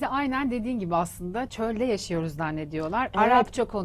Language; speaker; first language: Turkish; native; Turkish